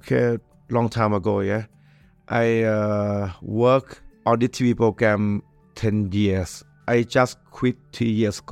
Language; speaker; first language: English; non-native, learner; Thai